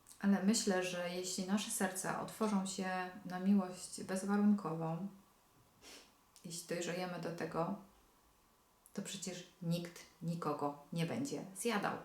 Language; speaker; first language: Polish; native; Polish